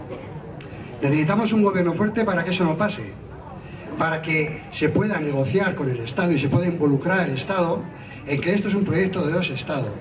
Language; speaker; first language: Spanish; native; Spanish